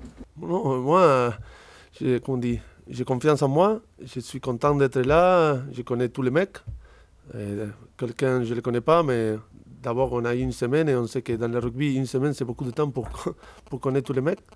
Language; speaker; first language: French; non-native, fluent; Spanish